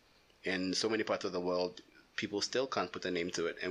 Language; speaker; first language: English; non-native, local second language; Akan